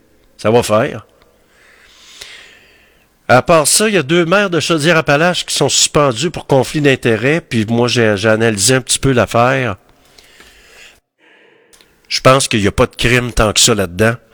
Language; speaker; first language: French; native; French